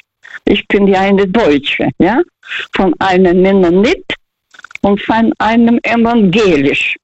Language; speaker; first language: German; non-native, fluent; Russian